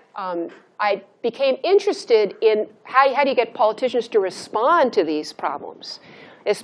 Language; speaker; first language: English; native; English